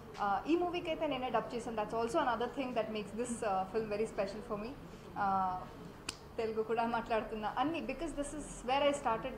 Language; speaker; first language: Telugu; non-native, learner; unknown